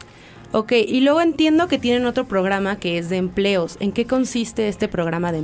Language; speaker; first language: Spanish; native; Spanish